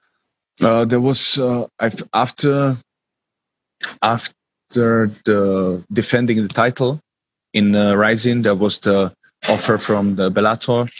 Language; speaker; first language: English; non-native, learner; Czech